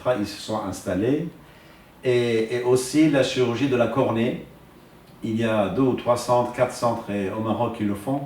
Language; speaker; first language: French; non-native, fluent; Persian